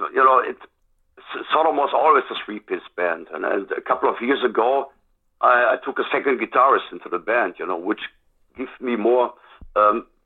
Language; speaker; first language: English; non-native, fluent; German